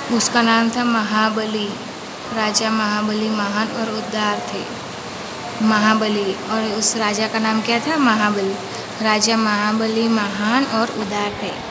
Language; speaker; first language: Hindi; non-native, local second language; Gujarati